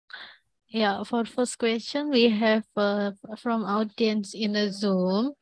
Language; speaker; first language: English; non-native, fluent; Indonesian